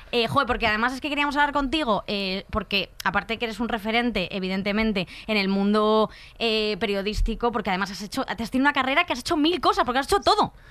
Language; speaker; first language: Spanish; native; Spanish